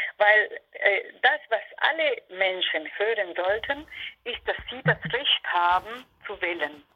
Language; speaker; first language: German; non-native, fluent; Spanish